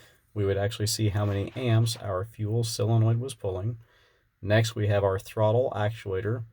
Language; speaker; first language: English; native; English